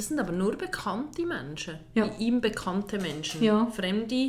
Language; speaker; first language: German; native; German